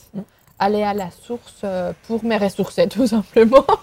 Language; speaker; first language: French; non-native, fluent; Spanish